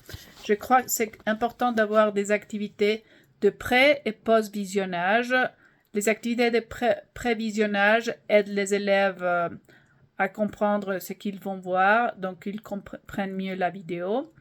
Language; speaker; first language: French; non-native, fluent; English